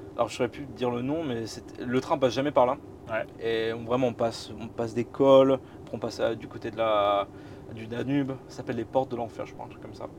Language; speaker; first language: French; native; French